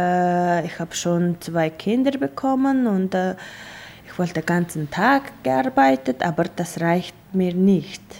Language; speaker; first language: German; non-native, learner; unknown